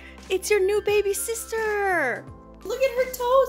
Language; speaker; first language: English; native; English